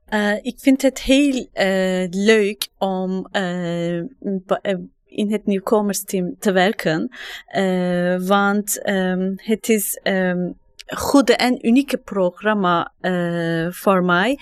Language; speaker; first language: Dutch; non-native, learner; Turkish